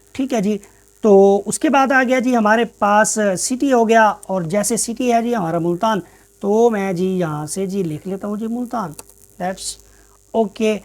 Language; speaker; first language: Urdu; non-native, local second language; Punjabi